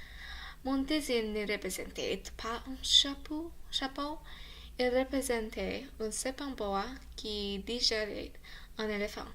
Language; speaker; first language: French; non-native, learner; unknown